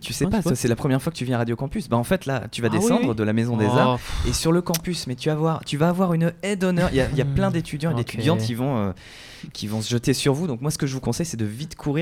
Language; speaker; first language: French; native; French